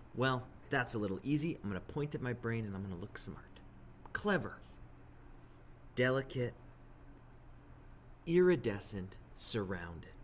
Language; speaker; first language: English; native; English